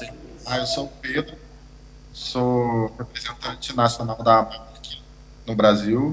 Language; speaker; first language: Portuguese; native; Portuguese